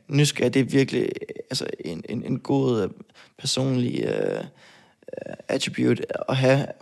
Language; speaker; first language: Danish; native; Danish